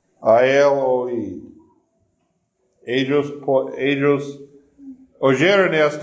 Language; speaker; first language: Spanish; non-native, fluent; English